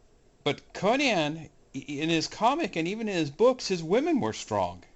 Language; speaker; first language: English; native; English